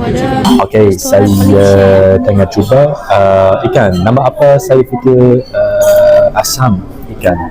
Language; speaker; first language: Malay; non-native, fluent; English